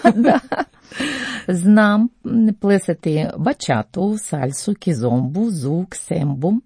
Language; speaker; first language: Croatian; non-native, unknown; Ukrainian